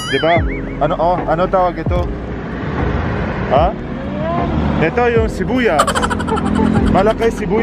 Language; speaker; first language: Filipino; non-native, learner; Arabic